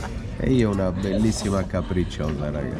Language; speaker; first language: Italian; native; Italian